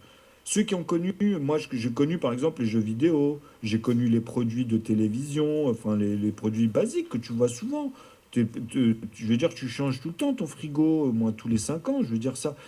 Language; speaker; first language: French; native; French